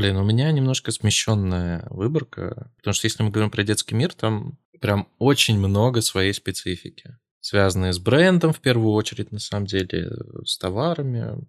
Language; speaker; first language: Russian; native; Russian